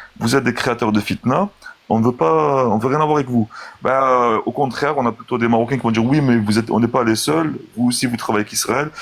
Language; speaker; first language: French; early bilingual, other home language; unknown